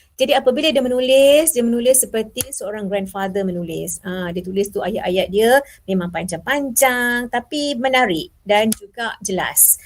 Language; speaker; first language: Malay; native; Malay